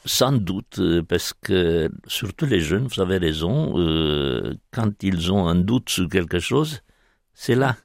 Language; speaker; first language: French; non-native, fluent; Romanian